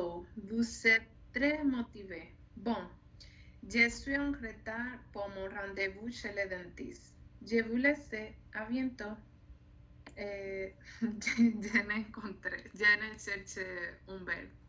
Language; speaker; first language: French; non-native, learner; Spanish